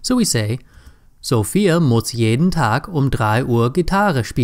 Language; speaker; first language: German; non-native, fluent; English